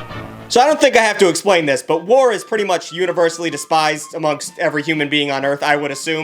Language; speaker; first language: English; native; English